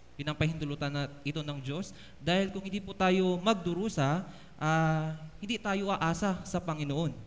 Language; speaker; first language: Filipino; native; Filipino